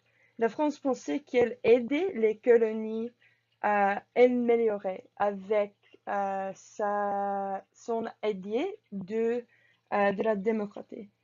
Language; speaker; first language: French; non-native, learner; English